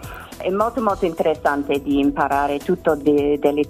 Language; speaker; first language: Italian; non-native, learner; English